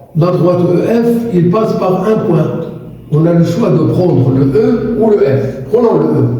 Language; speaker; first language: French; non-native, local second language; Arabic